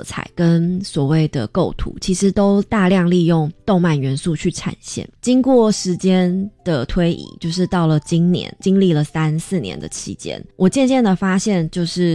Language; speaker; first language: Chinese; native; Chinese